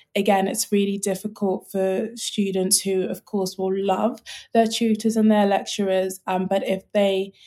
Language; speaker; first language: English; native; English